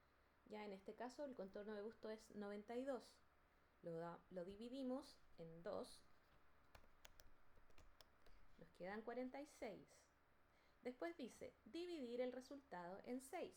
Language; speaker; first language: Spanish; native; Spanish